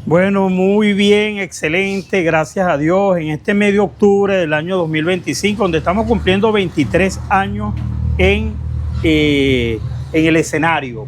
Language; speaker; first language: Spanish; native; Spanish